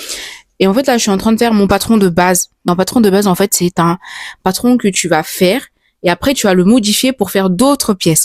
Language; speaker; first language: French; native; French